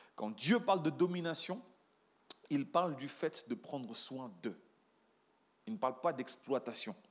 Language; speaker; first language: French; native; French